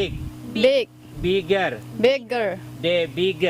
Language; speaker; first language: English; non-native, fluent; Indonesian